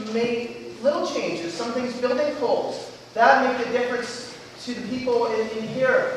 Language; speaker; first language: English; native; English